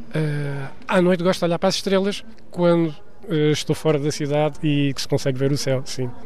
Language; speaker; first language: Portuguese; native; Portuguese